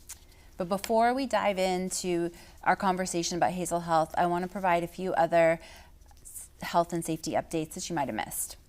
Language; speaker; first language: English; native; English